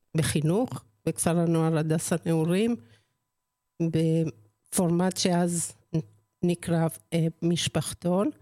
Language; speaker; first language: Hebrew; non-native, fluent; Spanish